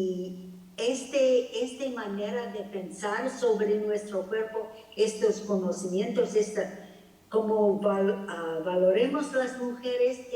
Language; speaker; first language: Spanish; non-native, fluent; English